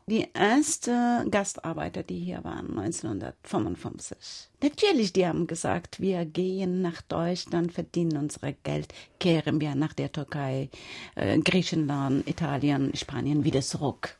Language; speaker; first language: German; non-native, fluent; Persian